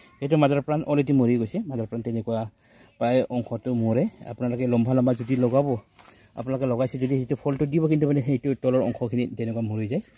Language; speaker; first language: Assamese; non-native, local second language; Garo